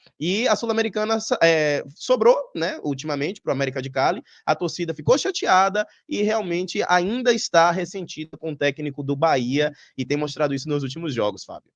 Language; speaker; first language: Portuguese; native; Portuguese